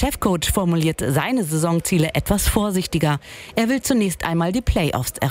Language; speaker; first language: German; native; German